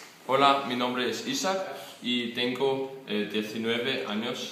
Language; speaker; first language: Spanish; non-native, learner; Danish